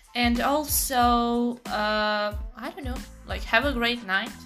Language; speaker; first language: English; non-native, fluent; Serbian